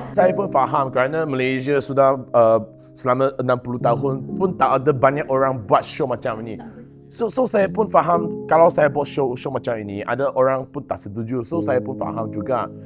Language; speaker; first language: Malay; non-native, local second language; Chinese